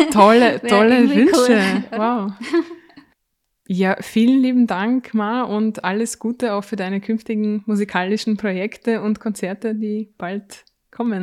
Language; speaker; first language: German; native; German